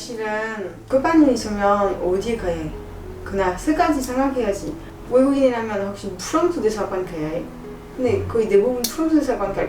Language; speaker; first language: Korean; non-native, learner; French